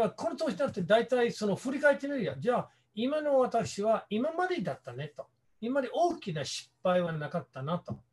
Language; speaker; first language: Japanese; non-native, fluent; English